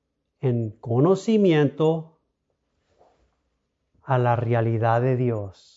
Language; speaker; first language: Spanish; early bilingual, heritage; Spanish